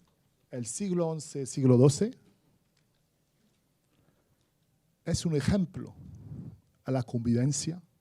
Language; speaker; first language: Spanish; non-native, fluent; Arabic